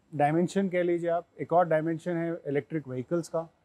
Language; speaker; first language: Hindi; native; Hindi